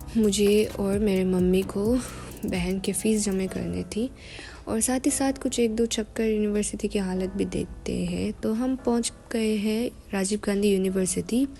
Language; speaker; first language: Hindi; non-native, local second language; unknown